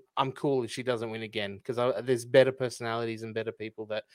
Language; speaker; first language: English; early bilingual, other home language; Filipino